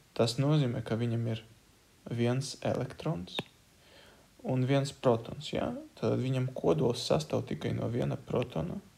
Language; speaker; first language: Latvian; non-native, local second language; Russian